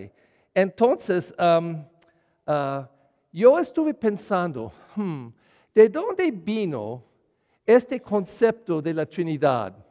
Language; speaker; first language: Spanish; non-native, learner; English